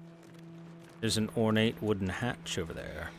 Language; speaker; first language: English; native; English